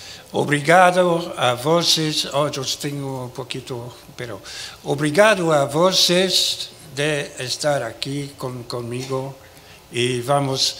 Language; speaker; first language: Portuguese; non-native, learner; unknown